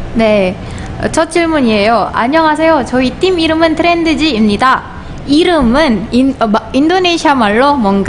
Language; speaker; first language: Korean; non-native, fluent; Indonesian